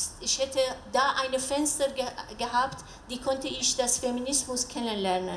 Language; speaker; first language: German; non-native, learner; Persian